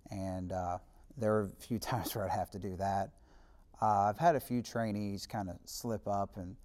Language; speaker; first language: English; native; English